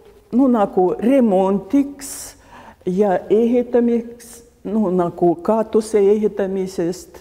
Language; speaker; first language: Estonian; non-native, local second language; Russian